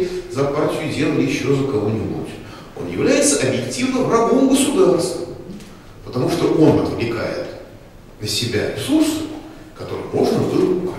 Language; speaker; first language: Russian; native; Russian